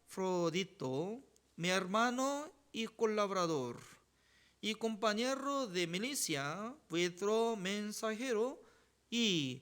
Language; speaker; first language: Spanish; non-native, fluent; Korean